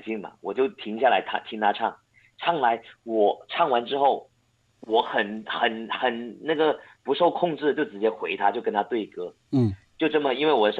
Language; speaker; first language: Chinese; non-native, local second language; Hakka Chinese